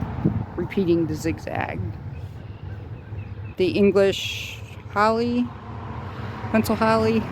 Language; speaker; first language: English; native; English